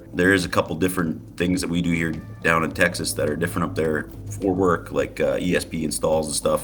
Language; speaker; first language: English; native; English